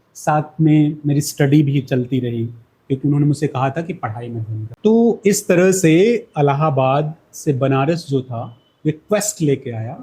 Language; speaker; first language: Hindi; native; Hindi